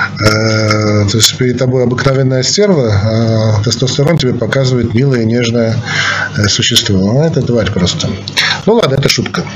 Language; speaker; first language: Russian; non-native, local second language; Armenian